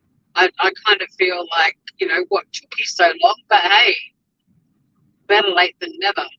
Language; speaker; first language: English; native; English